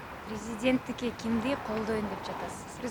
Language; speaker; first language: Kyrgyz; native; Kyrgyz